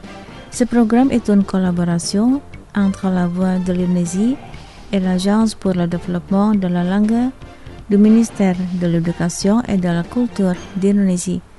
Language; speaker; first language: French; non-native, fluent; Indonesian